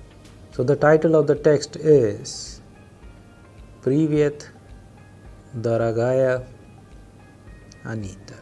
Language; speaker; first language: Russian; non-native, fluent; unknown